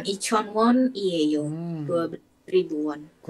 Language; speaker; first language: Korean; non-native, learner; Indonesian